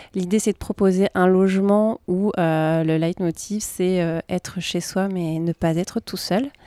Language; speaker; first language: French; native; French